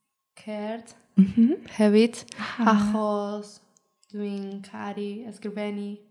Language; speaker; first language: Welsh; non-native, learner; Spanish